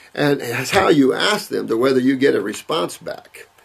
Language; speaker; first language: English; native; English